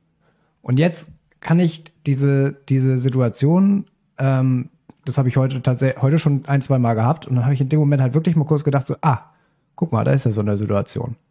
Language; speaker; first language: German; native; German